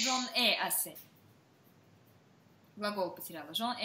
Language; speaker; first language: French; non-native, fluent; Russian